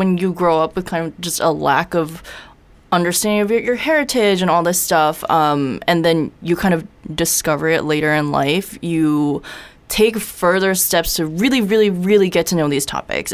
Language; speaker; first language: English; native; English